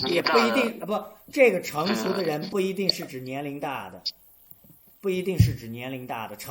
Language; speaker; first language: Chinese; native; Chinese